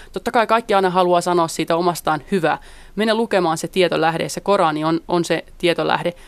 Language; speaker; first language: Finnish; early bilingual, other home language; Central Kurdish